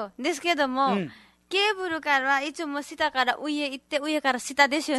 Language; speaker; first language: Japanese; non-native, learner; Nepali